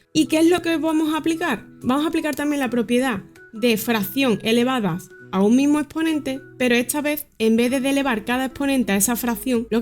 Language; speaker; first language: Spanish; native; Spanish